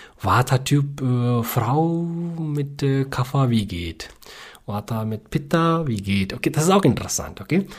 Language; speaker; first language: German; non-native, learner; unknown